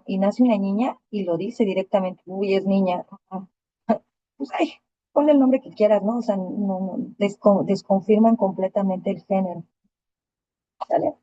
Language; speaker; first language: Spanish; native; Spanish